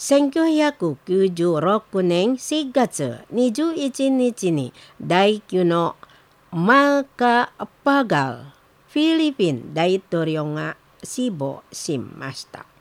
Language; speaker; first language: Japanese; non-native, learner; Indonesian